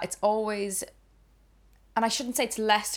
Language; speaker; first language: English; native; English